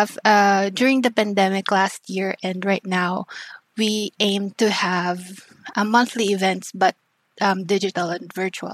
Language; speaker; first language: English; non-native, local second language; Filipino